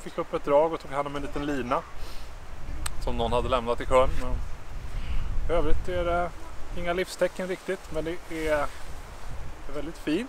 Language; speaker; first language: Swedish; native; Swedish